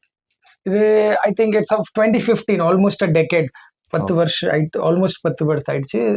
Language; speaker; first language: Tamil; early bilingual, heritage; Tamil